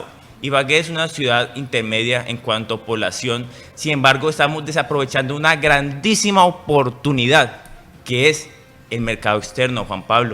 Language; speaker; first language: Spanish; native; Spanish